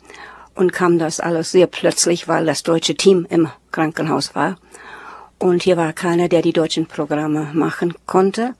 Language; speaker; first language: German; early bilingual, heritage; German